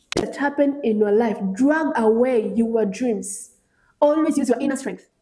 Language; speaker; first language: English; non-native, local second language; Swahili